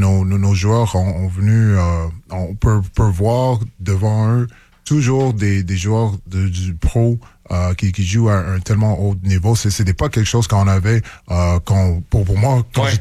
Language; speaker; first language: French; non-native, local second language; English